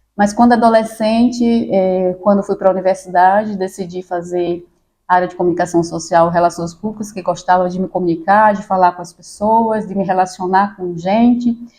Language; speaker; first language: Portuguese; native; Portuguese